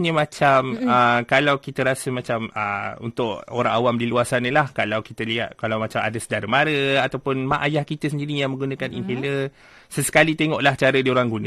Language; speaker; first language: Malay; native; Malay